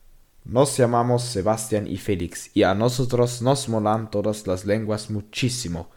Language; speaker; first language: Spanish; non-native, learner; German